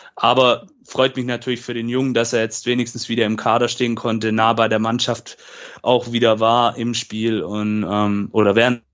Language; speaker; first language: German; native; German